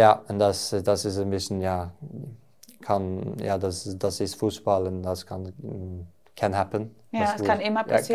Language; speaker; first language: German; non-native, learner; Norwegian